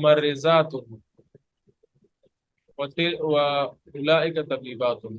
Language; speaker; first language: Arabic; non-native, fluent; Urdu